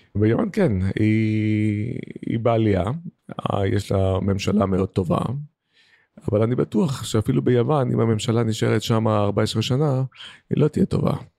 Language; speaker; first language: Hebrew; non-native, fluent; Greek